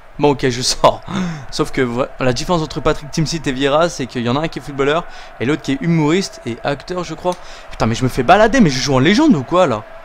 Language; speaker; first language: French; native; French